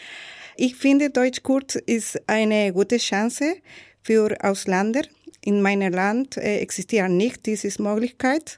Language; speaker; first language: German; non-native, learner; Spanish